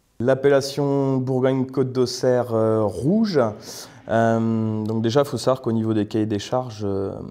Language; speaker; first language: French; native; French